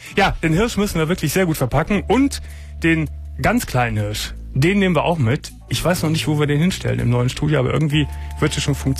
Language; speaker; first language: German; native; German